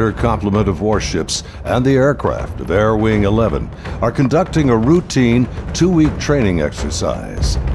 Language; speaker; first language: English; native; English